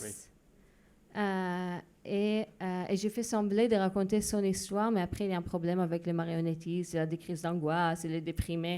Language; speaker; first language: French; non-native, fluent; Hebrew